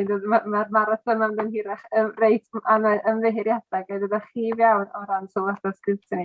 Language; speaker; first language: Welsh; native; Welsh